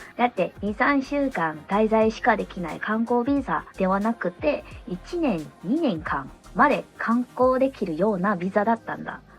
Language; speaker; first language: Japanese; non-native, fluent; Indonesian